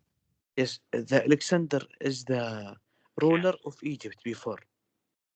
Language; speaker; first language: English; non-native, learner; Arabic